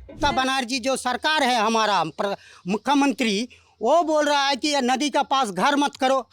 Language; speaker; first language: Hindi; non-native, local second language; Bangla